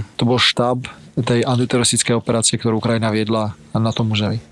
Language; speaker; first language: Slovak; early bilingual, other home language; Ukrainian